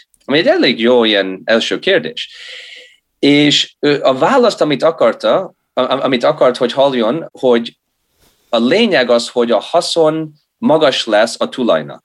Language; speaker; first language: Hungarian; early bilingual, heritage; Hungarian